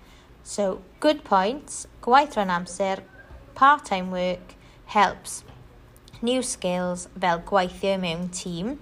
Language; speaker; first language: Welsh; non-native, local second language; English